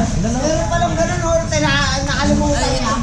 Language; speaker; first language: Filipino; native; Filipino